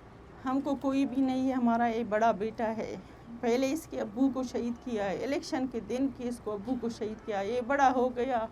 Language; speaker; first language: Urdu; non-native, local second language; Baluchi